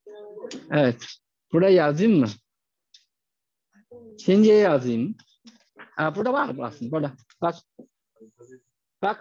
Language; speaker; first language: Turkish; non-native, fluent; Chinese